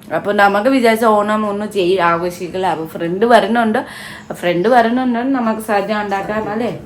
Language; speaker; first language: Malayalam; non-native, fluent; Nepali